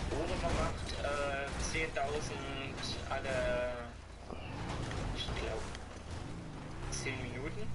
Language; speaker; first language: German; native; German